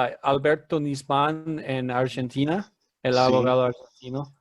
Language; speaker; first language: Spanish; non-native, fluent; English